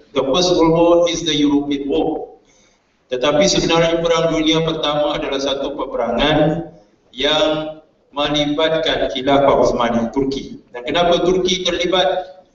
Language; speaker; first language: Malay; native; Malay